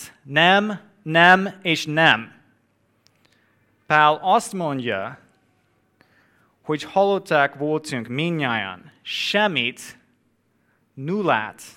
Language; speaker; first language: Hungarian; non-native, fluent; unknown